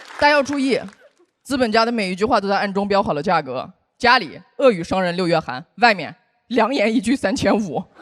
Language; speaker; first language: Chinese; non-native, local second language; Uyghur